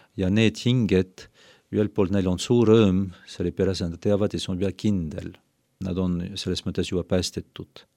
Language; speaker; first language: Estonian; non-native, fluent; French